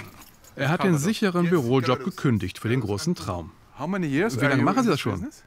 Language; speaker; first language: German; native; German